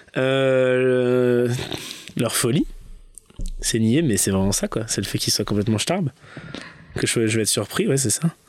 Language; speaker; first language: French; native; French